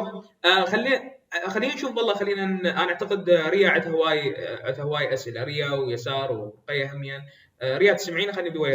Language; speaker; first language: Arabic; native; Arabic